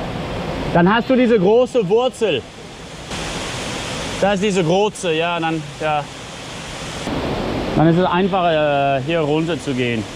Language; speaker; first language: German; non-native, learner; English